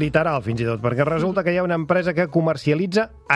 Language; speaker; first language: Catalan; native; Catalan